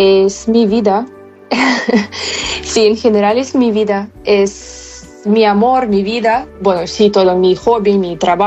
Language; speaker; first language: Spanish; non-native, fluent; Ukrainian